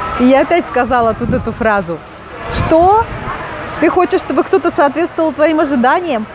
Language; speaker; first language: Russian; native; Russian